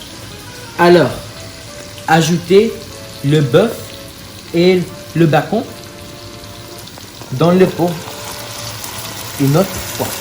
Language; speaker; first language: French; non-native, learner; English